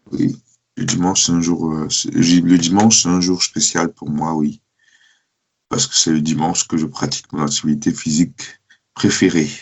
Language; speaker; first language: French; non-native, fluent; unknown